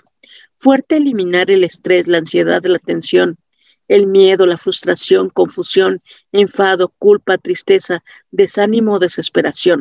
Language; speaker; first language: Spanish; native; Spanish